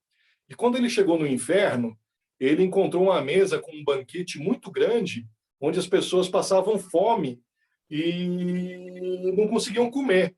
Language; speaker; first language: Portuguese; native; Portuguese